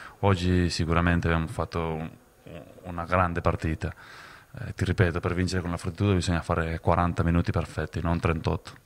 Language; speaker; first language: Italian; non-native, fluent; Spanish